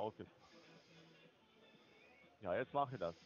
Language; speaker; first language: German; non-native, learner; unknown